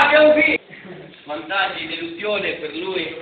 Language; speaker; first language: Italian; native; Italian